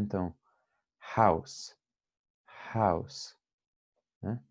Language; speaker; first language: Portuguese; non-native, fluent; English